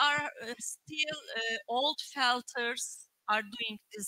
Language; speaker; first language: English; non-native, learner; Turkish